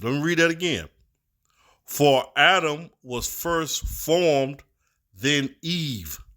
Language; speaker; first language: English; native; English